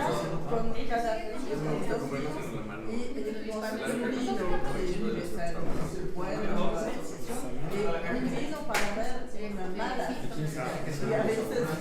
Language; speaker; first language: Spanish; non-native, learner; French